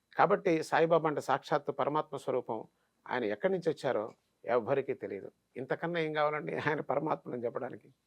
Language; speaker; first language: Telugu; native; Telugu